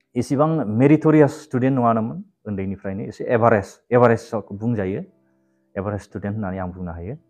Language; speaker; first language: Bodo; native; Bodo